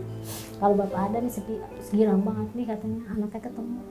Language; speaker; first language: Indonesian; native; Indonesian